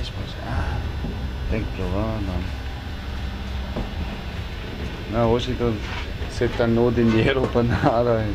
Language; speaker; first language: Portuguese; non-native, learner; German